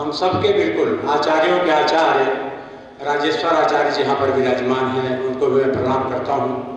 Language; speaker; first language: Hindi; native; Hindi